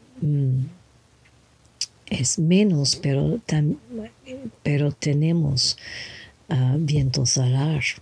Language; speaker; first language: Spanish; non-native, learner; English